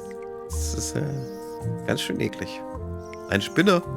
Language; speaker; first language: German; native; German